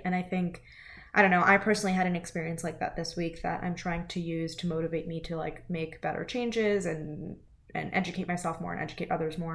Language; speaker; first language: English; native; English